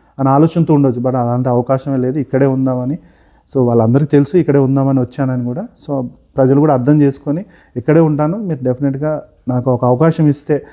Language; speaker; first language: Telugu; native; Telugu